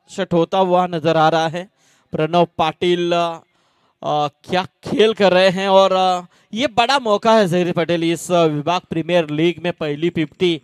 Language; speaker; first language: Hindi; non-native, local second language; Marathi